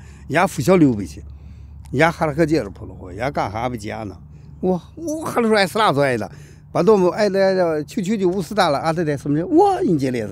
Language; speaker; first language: Russian; non-native, learner; Chinese